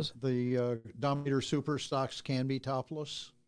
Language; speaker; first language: English; native; English